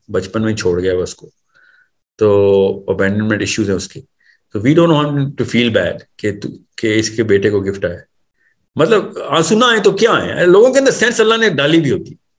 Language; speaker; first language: Urdu; native; Urdu